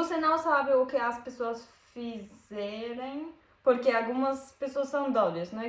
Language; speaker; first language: Portuguese; non-native, learner; German